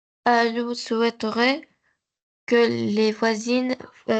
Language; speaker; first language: French; non-native, learner; Arabic